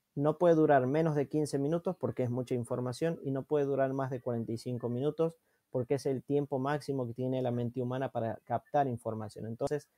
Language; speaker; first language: Spanish; native; Spanish